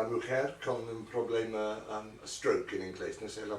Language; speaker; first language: Spanish; non-native, learner; English